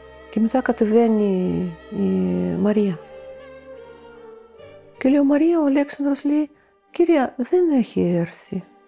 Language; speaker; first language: Greek; non-native, fluent; Russian